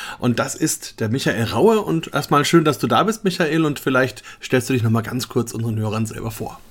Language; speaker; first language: German; native; German